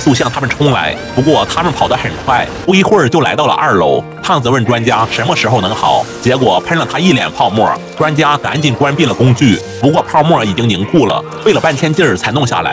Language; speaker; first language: Chinese; native; Chinese